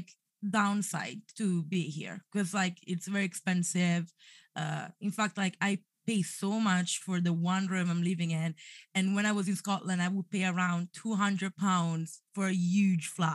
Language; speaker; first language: English; non-native, fluent; Italian